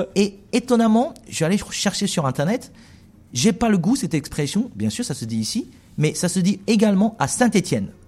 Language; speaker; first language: French; non-native, fluent; Chinese